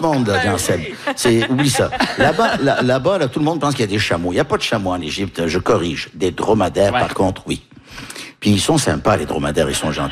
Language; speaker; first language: French; early bilingual, other home language; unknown